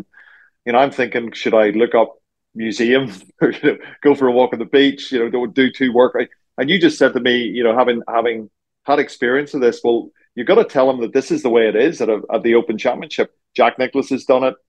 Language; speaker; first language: English; native; English